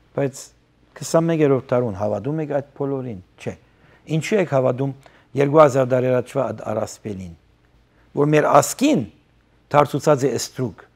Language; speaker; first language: Armenian; early bilingual, heritage; Armenian